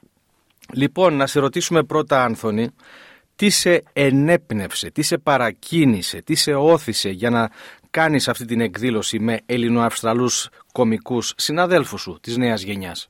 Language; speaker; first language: Greek; native; Greek